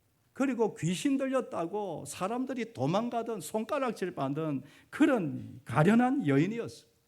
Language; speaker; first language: Korean; native; Korean